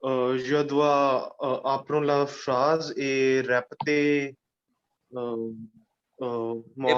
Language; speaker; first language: French; non-native, learner; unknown